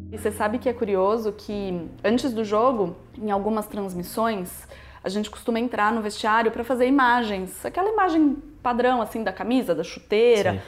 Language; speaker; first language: Portuguese; native; Portuguese